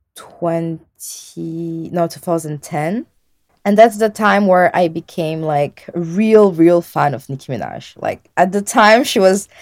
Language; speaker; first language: English; non-native, fluent; French